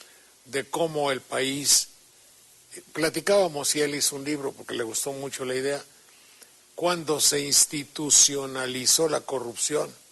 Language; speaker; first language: Spanish; native; Spanish